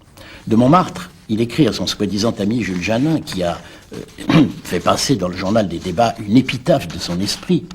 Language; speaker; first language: French; native; French